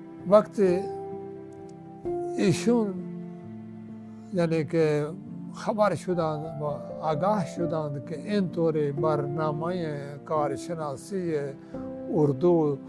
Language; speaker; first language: Persian; non-native, fluent; Urdu